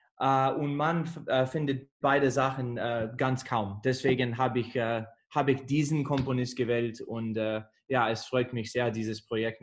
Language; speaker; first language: German; non-native, fluent; English